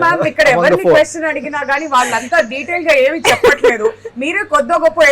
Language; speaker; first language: Telugu; native; Telugu